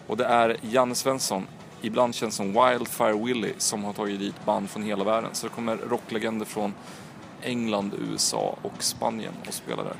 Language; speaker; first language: Swedish; early bilingual, other home language; Croatian